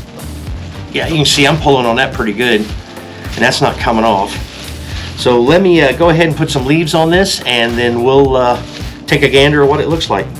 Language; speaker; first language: English; native; English